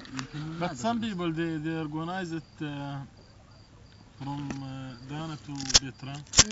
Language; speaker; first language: English; non-native, learner; Arabic